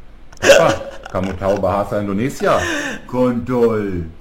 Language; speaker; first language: Indonesian; non-native, learner; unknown